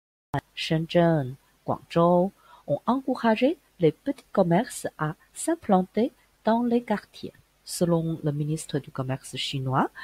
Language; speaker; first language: French; non-native, fluent; Chinese